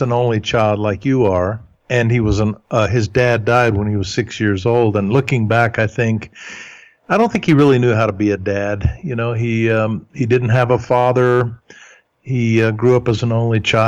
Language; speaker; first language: English; early bilingual, other home language; German